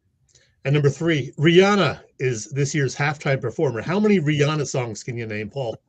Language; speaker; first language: English; native; English